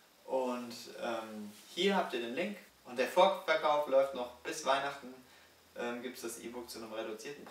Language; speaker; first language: German; native; German